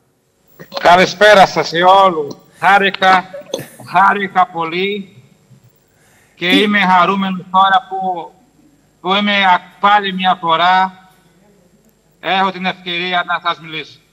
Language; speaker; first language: Greek; non-native, fluent; Portuguese